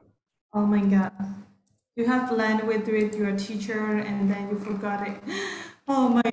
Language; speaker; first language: English; non-native, fluent; Burmese